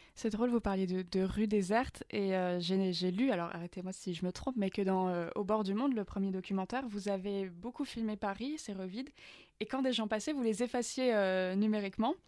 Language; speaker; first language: French; native; French